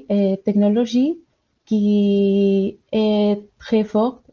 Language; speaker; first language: French; non-native, learner; Spanish